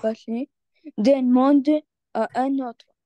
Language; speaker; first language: French; non-native, learner; Arabic